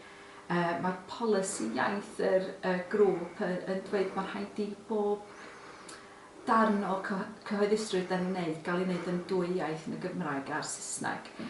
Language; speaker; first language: Welsh; non-native, local second language; English